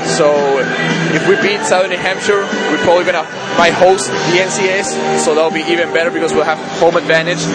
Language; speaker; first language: English; non-native, fluent; Spanish